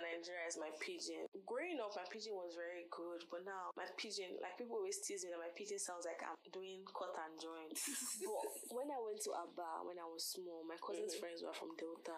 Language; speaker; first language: English; non-native, local second language; Igbo